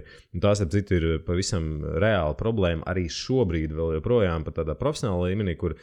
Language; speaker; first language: Latvian; native; Latvian